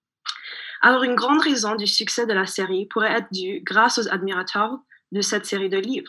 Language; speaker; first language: French; non-native, fluent; English